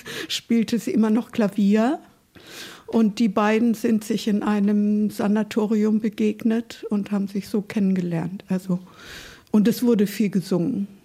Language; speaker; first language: German; native; German